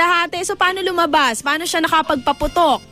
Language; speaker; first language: Filipino; native; Filipino